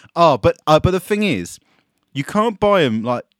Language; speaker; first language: English; native; English